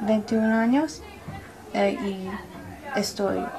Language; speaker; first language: Spanish; non-native, learner; English